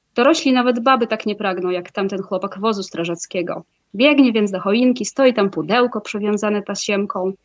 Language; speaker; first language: Polish; non-native, fluent; Russian